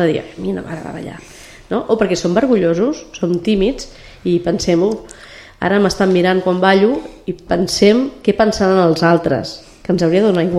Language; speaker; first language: Catalan; native; Catalan